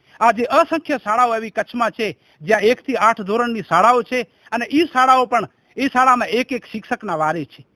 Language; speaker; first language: Gujarati; non-native, local second language; Kachhi